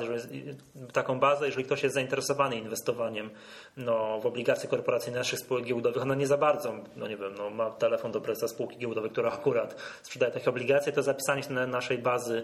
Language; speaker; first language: Polish; native; Polish